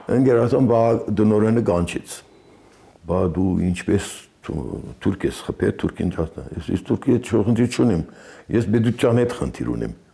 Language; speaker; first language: Armenian; early bilingual, heritage; Armenian